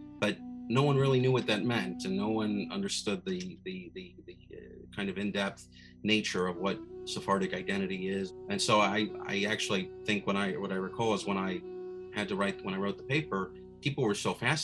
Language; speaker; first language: English; native; English